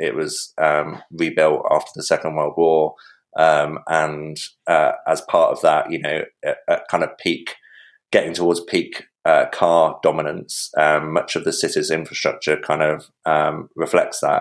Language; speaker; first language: English; native; English